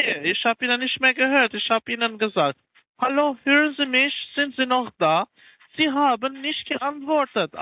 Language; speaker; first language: German; non-native, learner; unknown